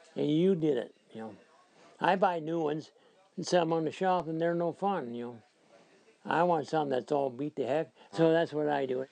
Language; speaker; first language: English; native; English